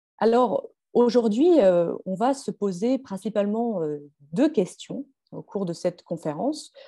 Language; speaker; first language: French; native; French